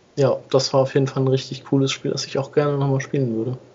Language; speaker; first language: German; non-native, fluent; English